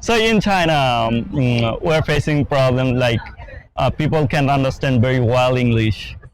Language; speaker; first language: English; non-native, local second language; Bangla